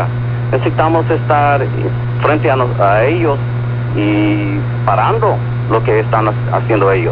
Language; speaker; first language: Spanish; early bilingual, heritage; Spanish